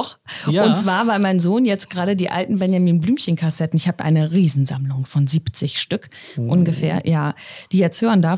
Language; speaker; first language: German; native; German